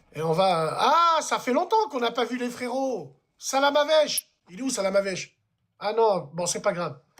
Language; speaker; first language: French; early bilingual, other home language; Arabic